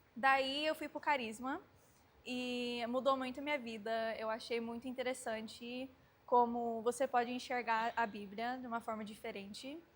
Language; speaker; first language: Portuguese; early bilingual, heritage; Portuguese